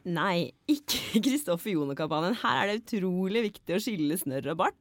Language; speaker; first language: Norwegian; native; Norwegian